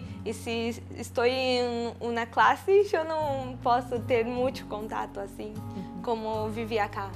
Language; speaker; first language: Spanish; non-native, learner; Portuguese